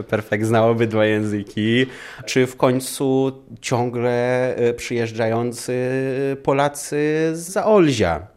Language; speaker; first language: Polish; non-native, fluent; Russian